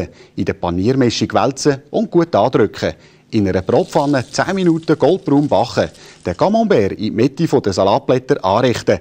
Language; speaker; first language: German; native; German